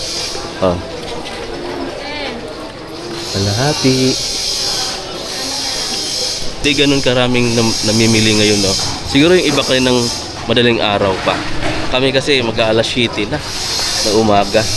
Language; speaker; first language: Filipino; non-native, local second language; Waray